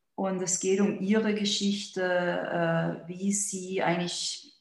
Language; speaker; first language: German; native; German